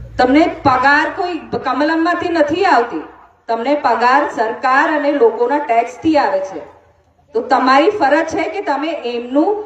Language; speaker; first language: Gujarati; non-native, local second language; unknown